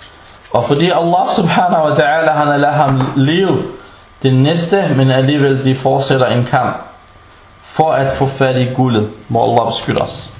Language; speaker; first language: Danish; early bilingual, other home language; Arabic